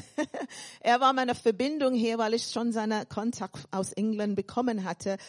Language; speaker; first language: German; non-native, fluent; English